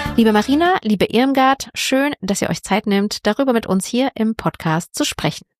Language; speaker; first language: German; native; German